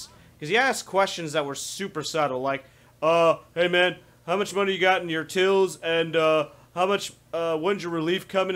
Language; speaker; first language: English; native; English